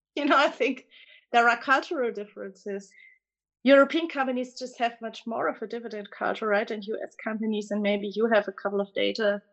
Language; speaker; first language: English; non-native, fluent; German